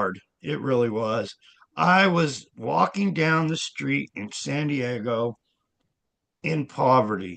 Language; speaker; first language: English; native; English